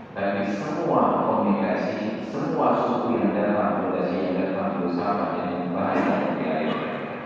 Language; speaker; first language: Indonesian; non-native, local second language; Achinese